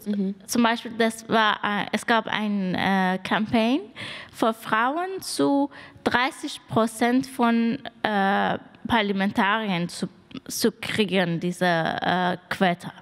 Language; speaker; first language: German; non-native, learner; Persian